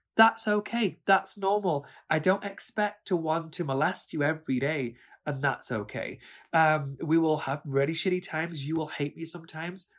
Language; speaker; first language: English; early bilingual, other home language; Urdu